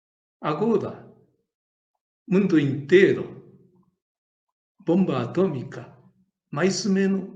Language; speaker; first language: Portuguese; non-native, learner; Japanese